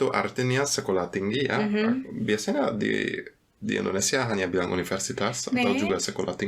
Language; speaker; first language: Indonesian; non-native, fluent; German